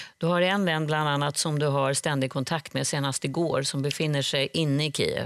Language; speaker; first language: Swedish; native; Swedish